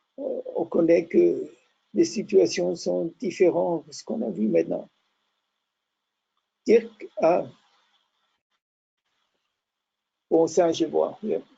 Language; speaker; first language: French; non-native, fluent; German